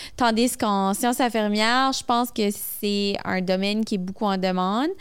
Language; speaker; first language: French; native; French